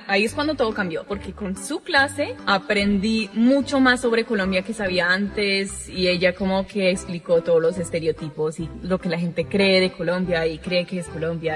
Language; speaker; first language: Spanish; non-native, fluent; English